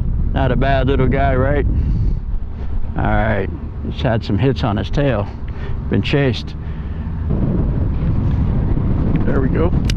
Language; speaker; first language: English; native; English